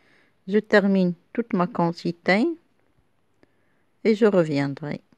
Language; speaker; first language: French; non-native, local second language; Arabic